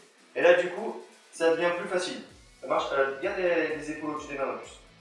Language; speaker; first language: French; native; French